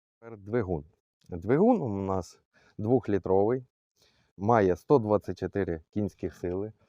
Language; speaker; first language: Ukrainian; non-native, local second language; Russian